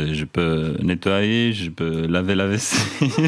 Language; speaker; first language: French; non-native, learner; Romanian